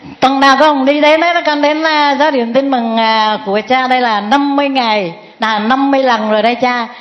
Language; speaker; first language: Vietnamese; native; Vietnamese